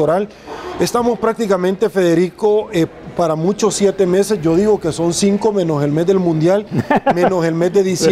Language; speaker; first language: Spanish; native; Spanish